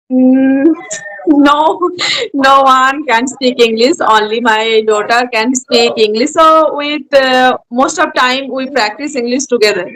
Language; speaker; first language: English; non-native, learner; Bangla